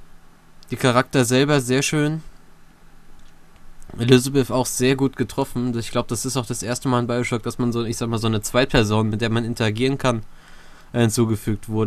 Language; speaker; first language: German; native; German